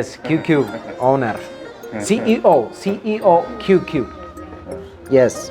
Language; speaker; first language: English; non-native, learner; Amharic